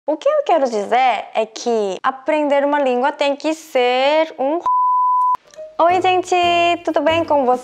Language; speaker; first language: Portuguese; non-native, fluent; Korean